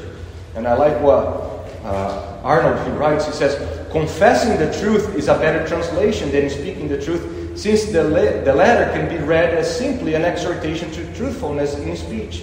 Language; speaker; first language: English; non-native, fluent; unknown